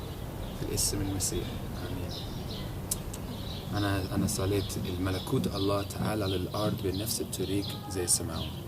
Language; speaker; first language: Arabic; non-native, learner; English